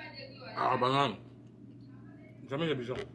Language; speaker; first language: French; native; French